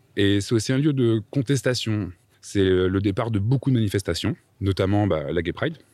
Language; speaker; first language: French; native; French